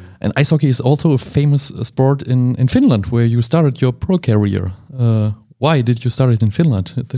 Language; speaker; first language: English; non-native, fluent; German